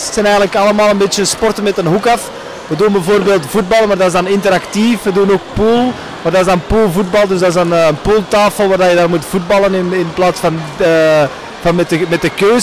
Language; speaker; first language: Dutch; native; Dutch